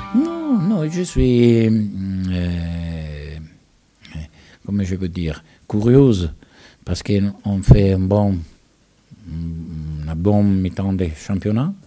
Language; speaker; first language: French; non-native, learner; Italian